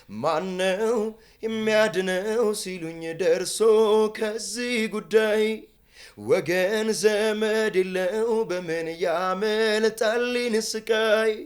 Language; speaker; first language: Amharic; native; Amharic